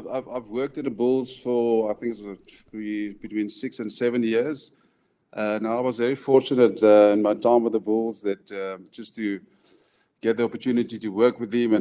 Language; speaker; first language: English; non-native, local second language; Afrikaans